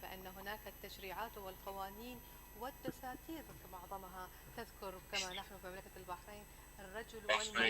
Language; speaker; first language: Arabic; native; Arabic